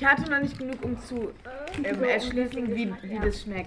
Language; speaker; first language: German; native; German